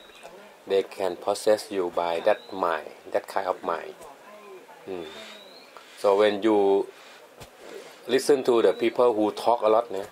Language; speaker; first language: English; non-native, learner; Thai